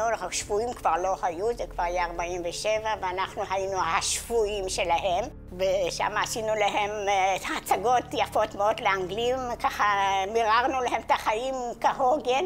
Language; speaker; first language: Hebrew; non-native, fluent; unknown